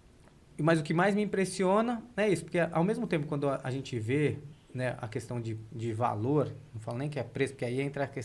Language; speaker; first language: Portuguese; native; Portuguese